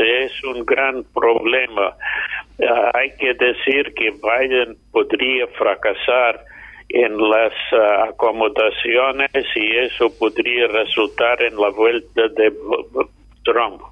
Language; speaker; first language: Spanish; non-native, fluent; English